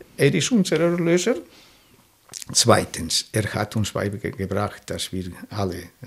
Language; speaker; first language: German; non-native, fluent; French